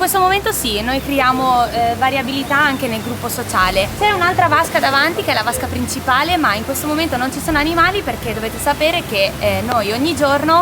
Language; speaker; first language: Italian; native; Italian